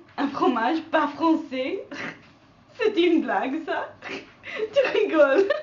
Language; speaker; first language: French; non-native, learner; English